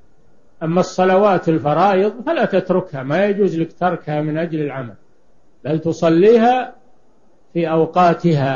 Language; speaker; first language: Arabic; native; Arabic